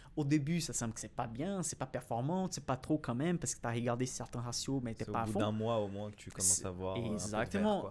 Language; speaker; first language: French; non-native, fluent; Portuguese